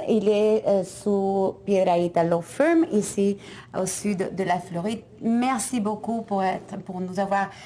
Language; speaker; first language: French; non-native, fluent; Spanish